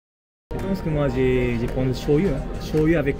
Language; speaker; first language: French; non-native, learner; Japanese